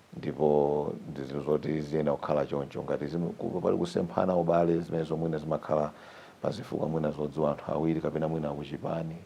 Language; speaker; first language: Nyanja; native; Nyanja